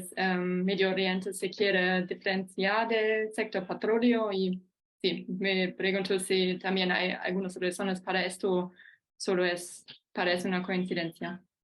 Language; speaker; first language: Spanish; non-native, fluent; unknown